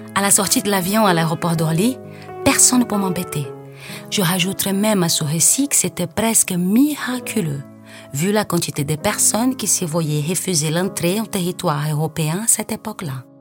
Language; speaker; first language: French; non-native, fluent; Portuguese